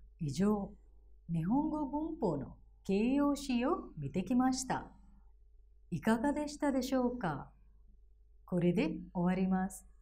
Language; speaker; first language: Japanese; non-native, fluent; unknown